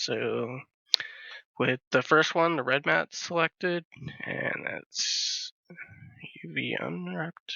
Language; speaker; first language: English; native; English